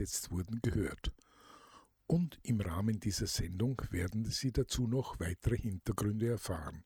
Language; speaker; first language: German; native; German